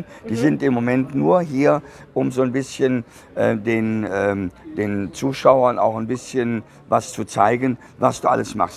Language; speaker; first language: German; native; German